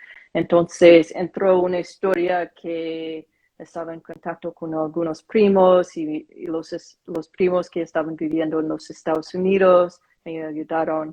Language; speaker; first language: Spanish; non-native, fluent; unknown